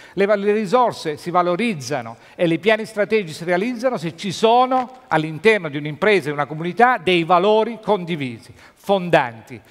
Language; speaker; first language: Italian; native; Italian